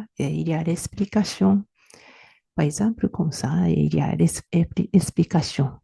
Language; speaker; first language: French; non-native, fluent; Japanese